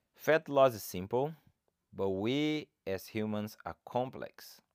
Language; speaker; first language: English; non-native, fluent; Portuguese